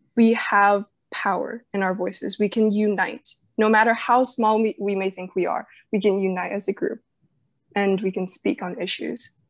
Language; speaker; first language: English; early bilingual, other home language; Chinese